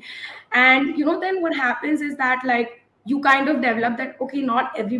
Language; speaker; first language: English; non-native, local second language; Gujarati